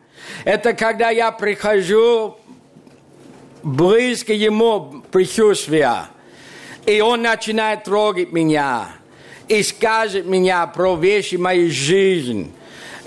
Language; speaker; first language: Russian; non-native, fluent; English